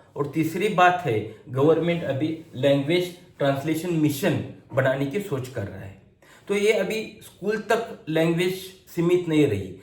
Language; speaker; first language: Hindi; non-native, local second language; Marathi